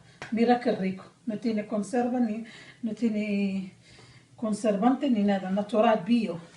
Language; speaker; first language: Spanish; non-native, learner; Arabic